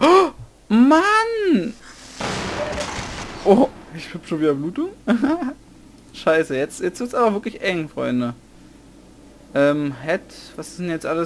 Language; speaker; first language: German; native; German